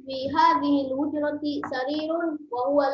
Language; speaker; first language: Arabic; non-native, learner; Indonesian